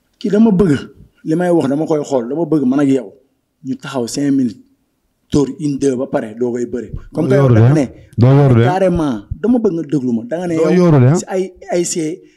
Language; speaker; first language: Wolof; non-native, local second language; Bambara